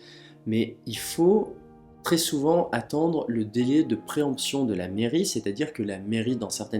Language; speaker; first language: French; native; French